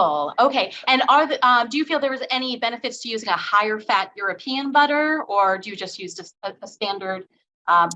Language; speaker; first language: English; native; English